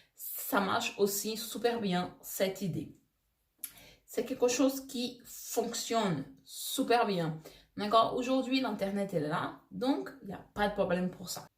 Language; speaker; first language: French; non-native, fluent; Portuguese